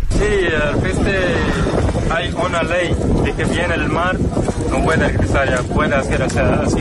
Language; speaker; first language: Spanish; non-native, learner; Arabic